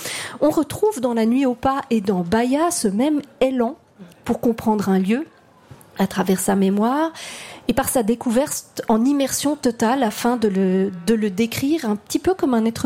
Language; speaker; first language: French; native; French